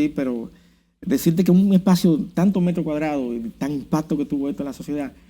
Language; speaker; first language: Spanish; native; Spanish